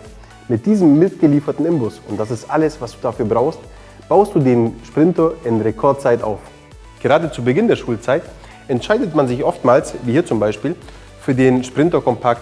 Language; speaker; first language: German; native; German